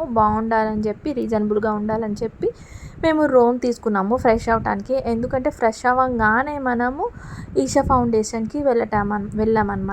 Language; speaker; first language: Telugu; native; Telugu